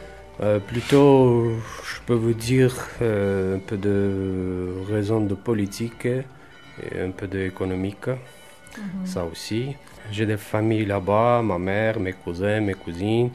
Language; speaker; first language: French; non-native, fluent; Armenian